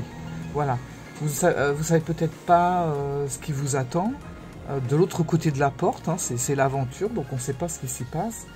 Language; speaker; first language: French; native; French